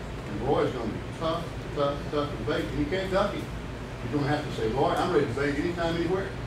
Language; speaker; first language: English; native; English